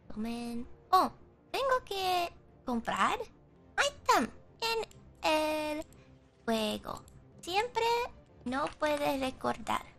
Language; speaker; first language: Spanish; non-native, learner; English